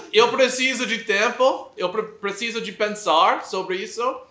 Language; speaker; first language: Portuguese; non-native, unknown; English